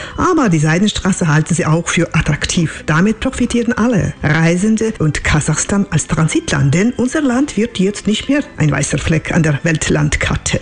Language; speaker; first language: German; non-native, fluent; Kazakh